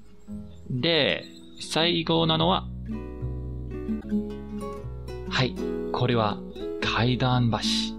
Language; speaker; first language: Japanese; non-native, fluent; English